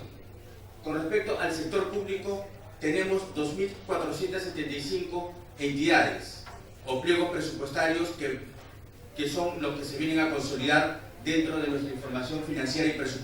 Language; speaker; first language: Spanish; native; Spanish